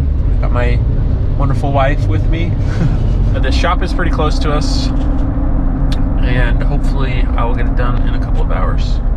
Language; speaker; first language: English; native; English